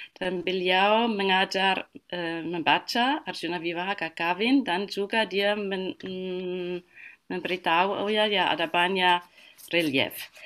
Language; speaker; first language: Indonesian; non-native, fluent; German